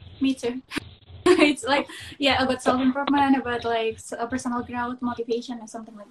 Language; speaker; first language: English; non-native, local second language; Indonesian